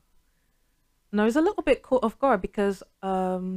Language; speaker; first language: English; native; English